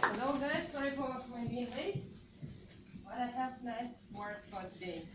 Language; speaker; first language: English; non-native, fluent; Russian